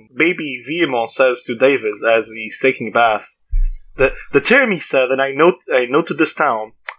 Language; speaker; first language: English; non-native, fluent; Portuguese